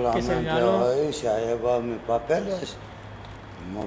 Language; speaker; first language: Spanish; non-native, learner; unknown